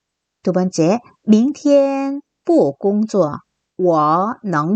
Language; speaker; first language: Chinese; non-native, fluent; Korean